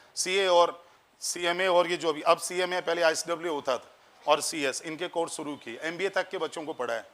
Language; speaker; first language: Hindi; native; Hindi